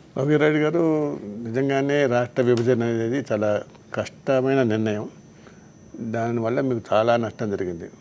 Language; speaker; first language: Telugu; native; Telugu